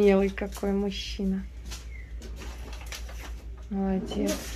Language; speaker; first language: Russian; native; Russian